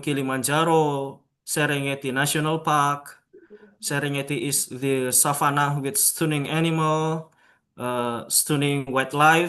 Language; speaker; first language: English; non-native, local second language; Javanese